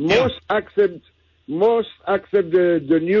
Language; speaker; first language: English; non-native, learner; French